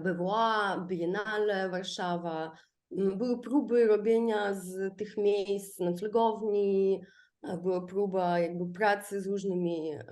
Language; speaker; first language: Polish; non-native, fluent; Ukrainian